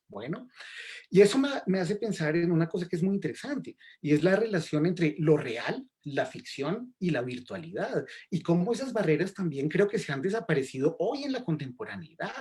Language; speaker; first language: Spanish; native; Spanish